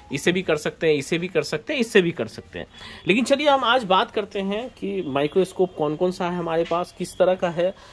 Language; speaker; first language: Hindi; native; Hindi